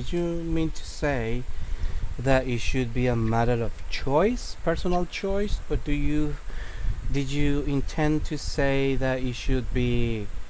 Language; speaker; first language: English; non-native, fluent; Spanish